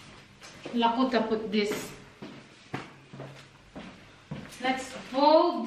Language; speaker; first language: English; non-native, local second language; Filipino